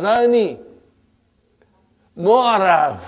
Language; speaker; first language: Arabic; non-native, fluent; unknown